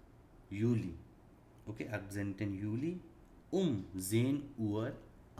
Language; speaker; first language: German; non-native, fluent; Hindi